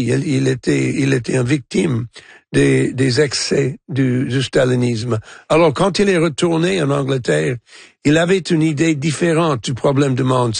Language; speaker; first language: French; non-native, local second language; English